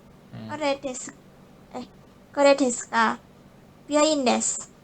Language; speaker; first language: Japanese; non-native, learner; Indonesian